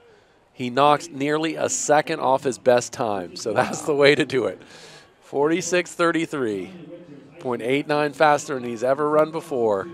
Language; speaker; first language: English; native; English